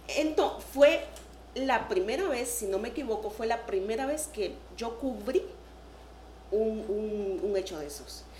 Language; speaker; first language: Spanish; native; Spanish